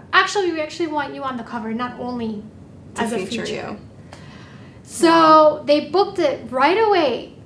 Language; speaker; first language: English; native; English